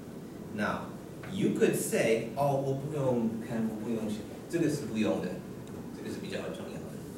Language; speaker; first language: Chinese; non-native, learner; English